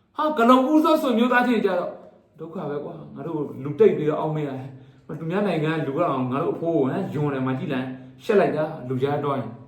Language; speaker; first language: Burmese; native; Burmese